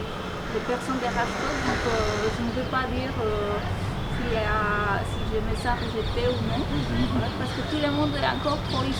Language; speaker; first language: French; non-native, fluent; Spanish